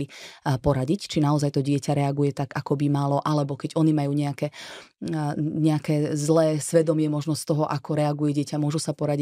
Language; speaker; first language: Slovak; native; Slovak